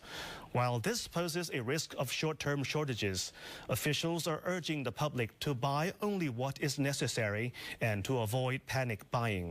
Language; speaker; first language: English; non-native, fluent; Thai